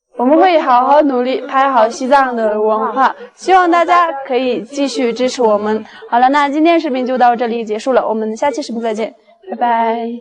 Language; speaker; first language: Chinese; non-native, local second language; Tibetan